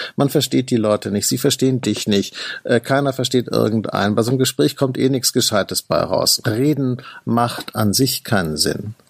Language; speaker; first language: German; native; German